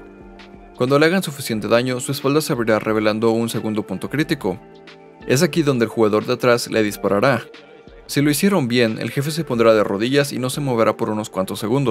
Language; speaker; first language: Spanish; native; Spanish